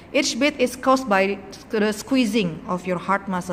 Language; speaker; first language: English; non-native, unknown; Indonesian